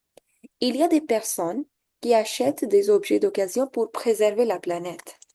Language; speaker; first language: French; non-native, fluent; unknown